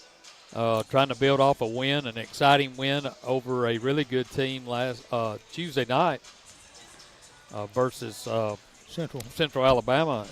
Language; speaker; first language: English; native; English